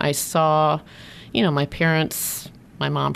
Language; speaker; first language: English; native; English